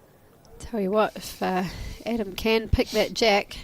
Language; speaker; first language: English; native; English